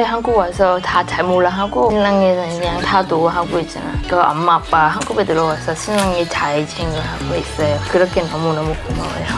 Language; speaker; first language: Korean; non-native, learner; Vietnamese